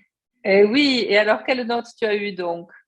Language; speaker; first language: French; native; French